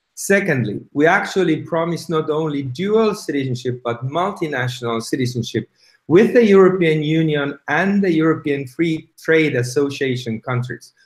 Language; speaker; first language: English; non-native, fluent; Estonian